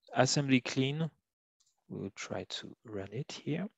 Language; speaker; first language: English; non-native, fluent; French